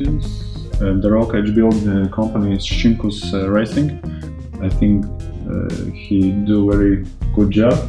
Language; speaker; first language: English; non-native, learner; Latvian